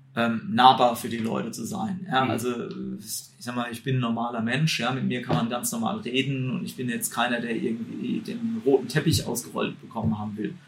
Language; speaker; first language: German; native; German